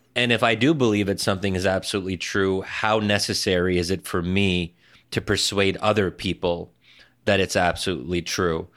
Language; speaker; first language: English; early bilingual, other home language; Arabic